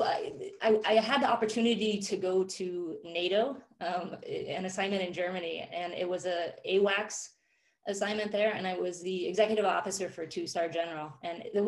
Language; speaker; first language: English; native; English